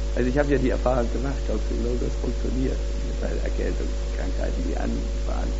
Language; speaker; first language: German; native; German